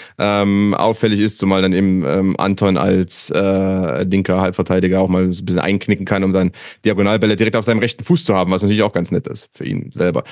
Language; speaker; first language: German; native; German